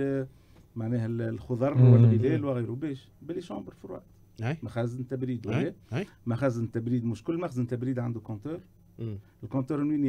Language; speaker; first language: Arabic; native; Arabic